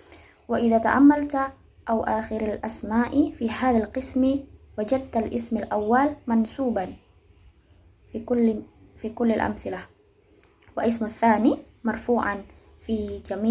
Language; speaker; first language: Arabic; non-native, learner; Indonesian